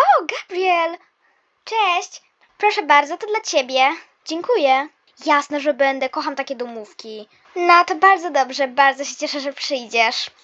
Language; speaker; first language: Polish; native; Polish